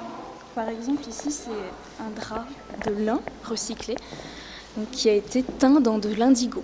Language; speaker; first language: French; native; French